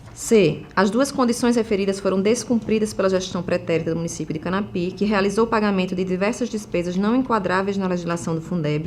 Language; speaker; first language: Portuguese; native; Portuguese